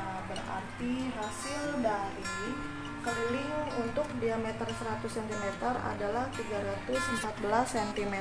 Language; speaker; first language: Indonesian; native; Indonesian